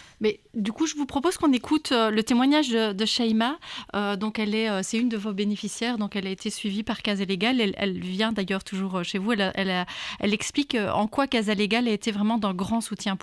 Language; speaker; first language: French; native; French